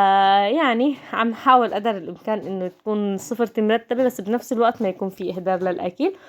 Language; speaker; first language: Arabic; native; Arabic